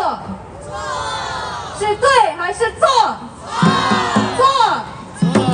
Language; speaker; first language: Chinese; non-native, learner; Korean